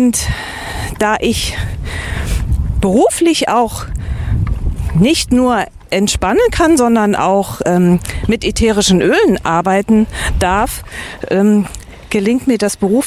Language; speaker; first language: German; native; German